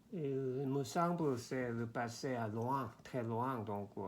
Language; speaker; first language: French; non-native, learner; Korean